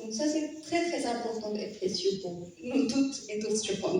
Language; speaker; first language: French; non-native, fluent; Persian